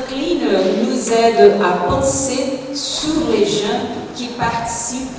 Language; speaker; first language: French; non-native, fluent; Portuguese